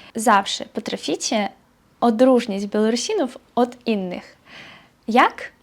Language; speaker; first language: Polish; non-native, fluent; Belarusian